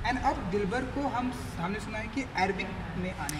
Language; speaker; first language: Hindi; native; Hindi